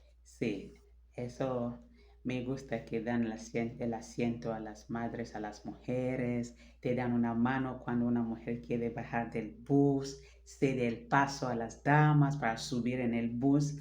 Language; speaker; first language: Spanish; non-native, fluent; French